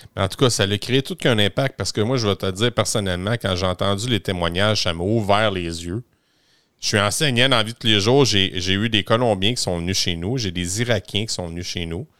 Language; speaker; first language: French; native; French